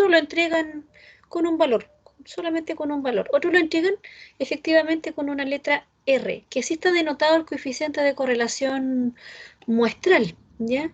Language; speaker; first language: Spanish; native; Spanish